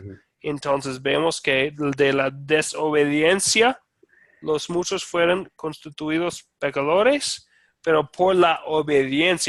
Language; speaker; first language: Spanish; non-native, fluent; English